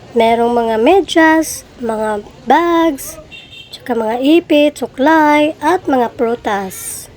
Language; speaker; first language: Filipino; non-native, local second language; Cebuano